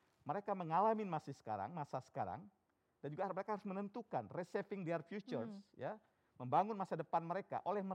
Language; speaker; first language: Indonesian; native; Indonesian